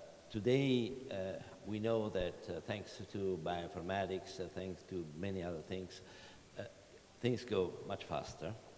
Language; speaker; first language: English; non-native, fluent; Italian